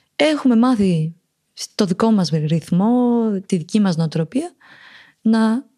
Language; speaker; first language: Greek; early bilingual, other home language; Romanian